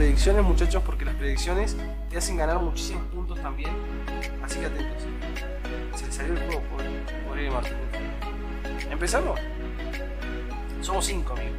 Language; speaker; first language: Spanish; native; Spanish